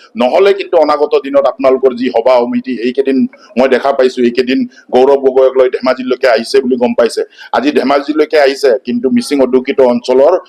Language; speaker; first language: Assamese; non-native, local second language; Mising